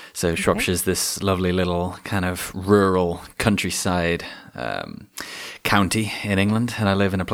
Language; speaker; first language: English; native; English